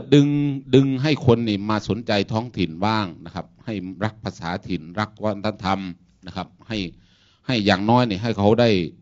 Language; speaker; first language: Thai; non-native, local second language; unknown